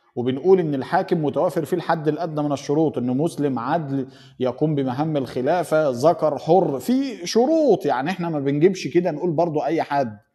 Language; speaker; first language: Arabic; native; Arabic